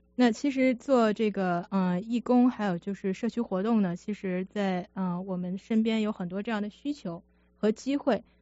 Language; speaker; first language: Chinese; native; Chinese